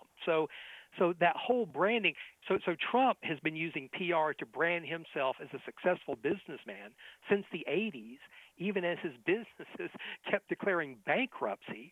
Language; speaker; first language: English; native; English